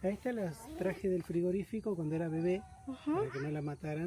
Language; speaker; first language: Spanish; native; Spanish